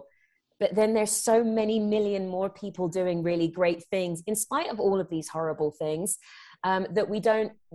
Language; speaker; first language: English; native; English